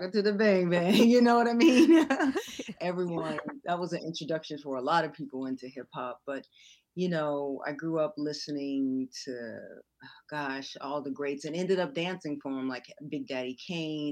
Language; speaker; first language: English; native; English